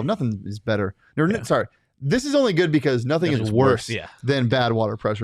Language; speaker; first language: English; native; English